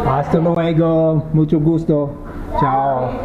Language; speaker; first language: Spanish; non-native, learner; English